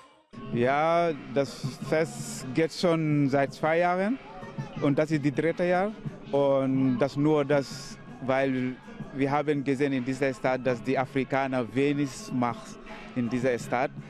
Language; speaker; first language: German; non-native, local second language; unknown